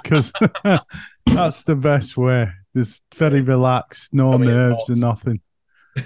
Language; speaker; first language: English; native; English